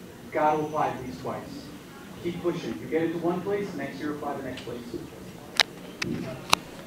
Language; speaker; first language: English; early bilingual, other home language; Spanish